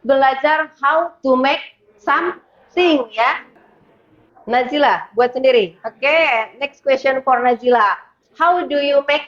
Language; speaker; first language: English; non-native, learner; Indonesian